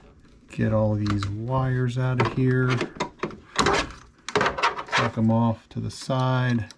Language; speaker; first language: English; native; English